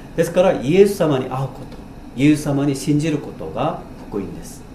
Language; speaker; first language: Japanese; non-native, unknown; Korean